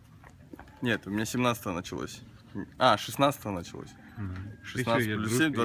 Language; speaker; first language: Russian; native; Russian